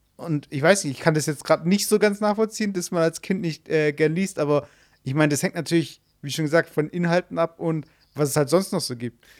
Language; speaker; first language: German; native; German